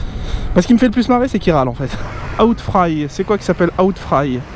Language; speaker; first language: French; native; French